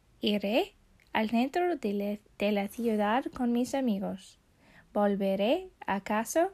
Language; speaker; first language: Spanish; non-native, fluent; English